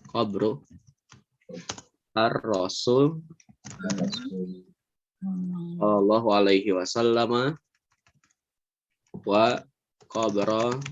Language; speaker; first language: Arabic; non-native, fluent; Indonesian